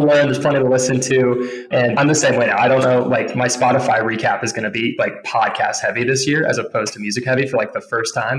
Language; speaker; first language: English; native; English